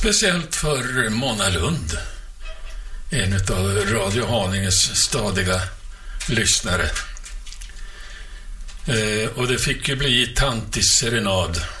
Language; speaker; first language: Swedish; native; Swedish